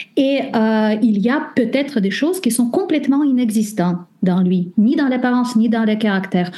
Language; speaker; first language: French; non-native, fluent; Russian